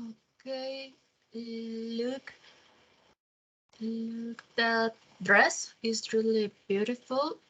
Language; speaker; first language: English; non-native, learner; Spanish